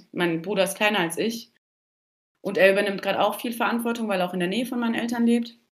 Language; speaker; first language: German; early bilingual, other home language; Turkish